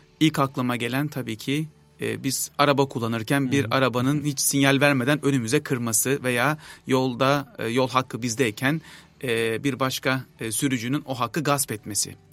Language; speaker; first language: Turkish; native; Turkish